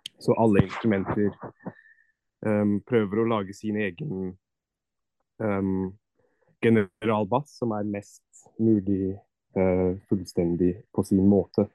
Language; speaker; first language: Norwegian; non-native, fluent; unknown